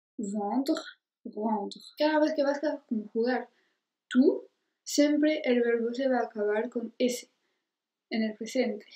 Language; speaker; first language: Spanish; non-native, fluent; French